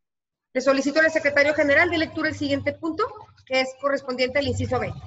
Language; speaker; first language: Spanish; native; Spanish